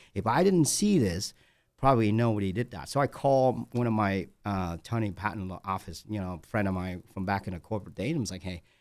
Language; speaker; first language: English; non-native, fluent; Vietnamese